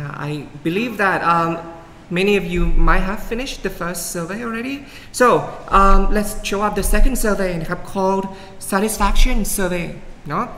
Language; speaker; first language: English; non-native, fluent; Thai